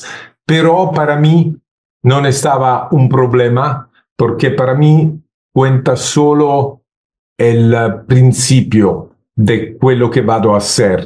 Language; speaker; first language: Spanish; non-native, learner; Italian